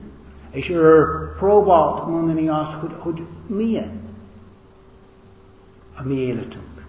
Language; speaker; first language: Hungarian; non-native, fluent; English